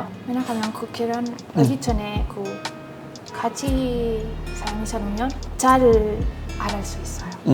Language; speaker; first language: Korean; non-native, learner; Spanish